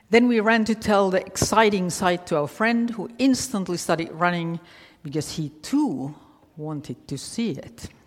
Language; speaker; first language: English; non-native, fluent; Finnish